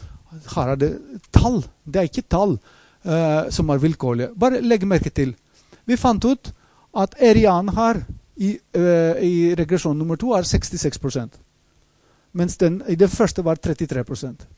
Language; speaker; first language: Norwegian; non-native, fluent; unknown